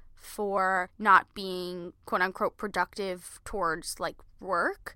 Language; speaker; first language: English; native; English